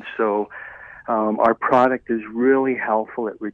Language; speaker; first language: English; native; English